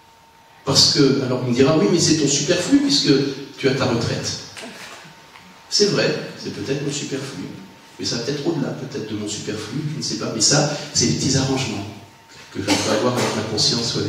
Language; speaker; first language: French; native; French